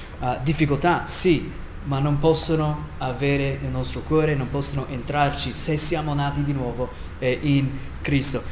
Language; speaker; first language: Italian; non-native, fluent; English